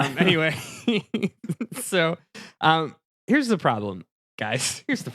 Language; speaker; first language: English; native; English